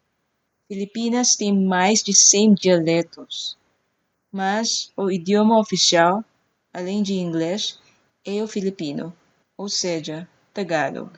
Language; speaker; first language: Portuguese; non-native, fluent; Filipino